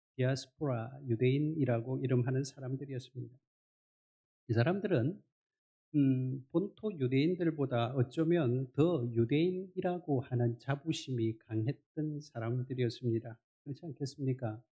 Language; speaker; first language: Korean; native; Korean